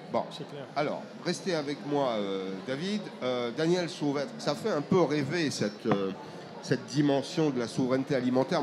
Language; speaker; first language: French; native; French